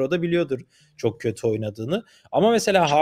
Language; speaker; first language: Turkish; native; Turkish